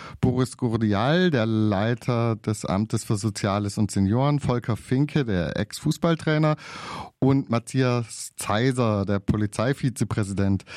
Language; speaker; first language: German; native; German